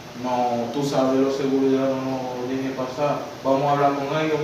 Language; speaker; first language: Spanish; non-native, learner; Haitian Creole